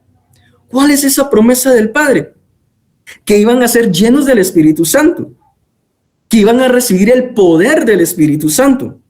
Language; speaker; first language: Spanish; native; Spanish